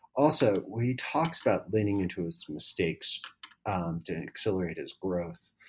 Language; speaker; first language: English; native; English